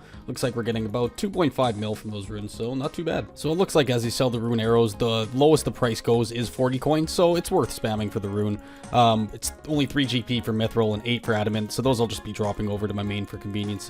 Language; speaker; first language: English; native; English